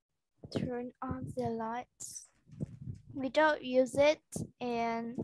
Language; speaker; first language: English; non-native, learner; Vietnamese